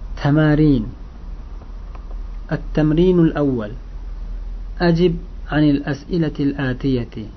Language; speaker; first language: Arabic; non-native, fluent; Uzbek